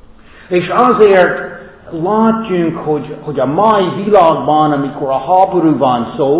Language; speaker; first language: Hungarian; non-native, fluent; English